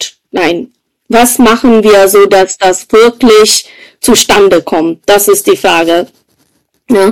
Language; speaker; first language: German; non-native, fluent; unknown